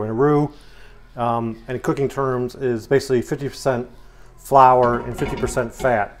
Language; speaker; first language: English; native; English